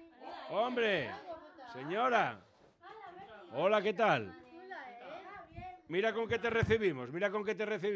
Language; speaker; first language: Spanish; native; Spanish